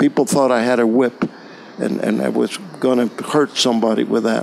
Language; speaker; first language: English; non-native, fluent; Spanish